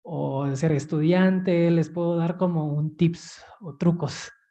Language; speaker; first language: Spanish; early bilingual, heritage; Spanish